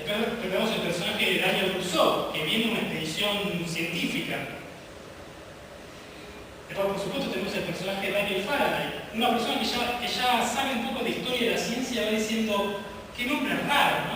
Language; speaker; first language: Spanish; native; Spanish